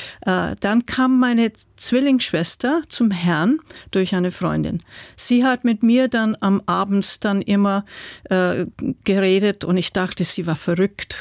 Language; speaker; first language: German; non-native, fluent; English